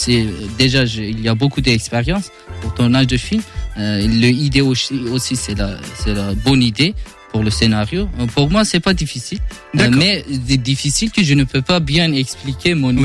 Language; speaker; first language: French; non-native, learner; Kurdish